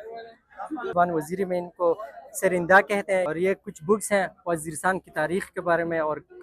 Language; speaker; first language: Hindi; non-native, local second language; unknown